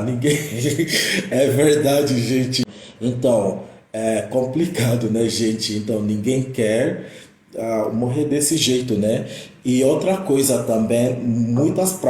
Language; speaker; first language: Portuguese; non-native, fluent; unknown